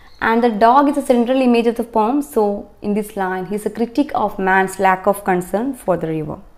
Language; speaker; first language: English; non-native, local second language; Malayalam